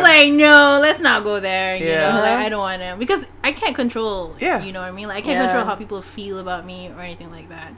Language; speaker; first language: English; non-native, local second language; Malay